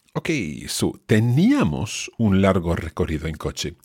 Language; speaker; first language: Spanish; non-native, fluent; English